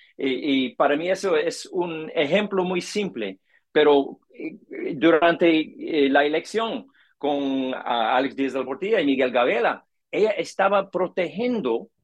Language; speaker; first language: Spanish; non-native, learner; English